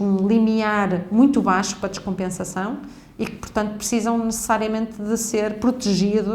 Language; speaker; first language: Portuguese; native; Portuguese